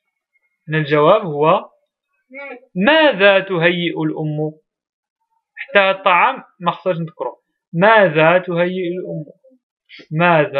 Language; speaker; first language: Arabic; native; Arabic